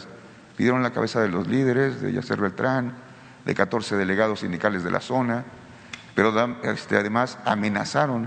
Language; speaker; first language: Spanish; native; Spanish